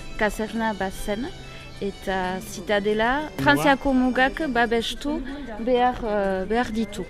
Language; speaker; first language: Basque; non-native, local second language; French